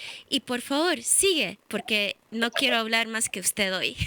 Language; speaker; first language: Spanish; early bilingual, heritage; English